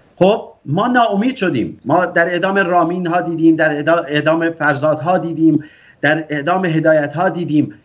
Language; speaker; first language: Persian; non-native, local second language; Kurdish